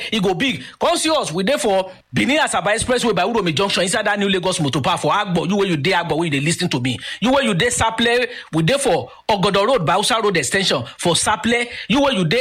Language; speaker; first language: Nigerian Pidgin; native; Nigerian Pidgin